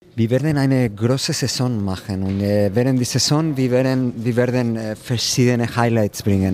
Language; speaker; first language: German; non-native, fluent; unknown